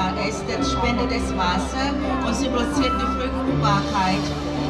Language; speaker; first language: German; non-native, fluent; Thai